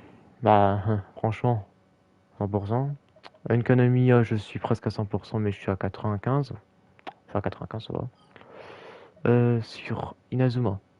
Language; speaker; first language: French; native; French